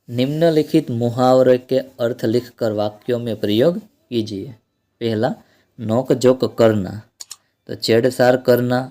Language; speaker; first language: Hindi; non-native, local second language; Gujarati